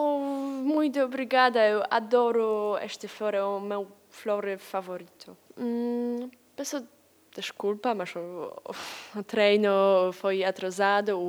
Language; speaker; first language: Portuguese; non-native, learner; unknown